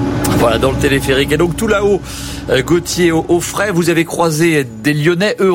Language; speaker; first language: French; native; French